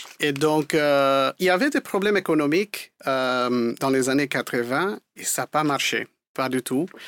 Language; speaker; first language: French; non-native, fluent; Spanish